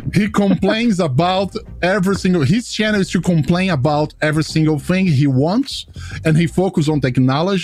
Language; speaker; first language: English; non-native, fluent; Portuguese